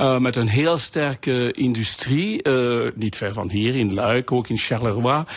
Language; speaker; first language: Dutch; non-native, local second language; French